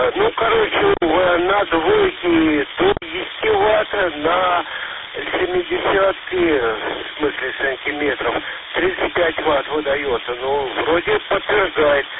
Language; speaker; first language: Russian; native; Russian